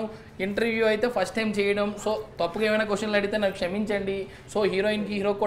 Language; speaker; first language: Telugu; native; Telugu